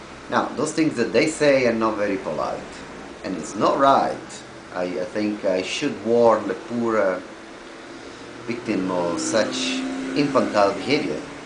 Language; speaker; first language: English; non-native, fluent; Italian